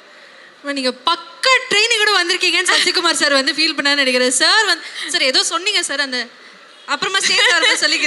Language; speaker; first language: Tamil; native; Tamil